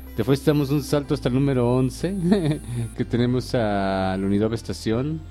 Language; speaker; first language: Spanish; native; Spanish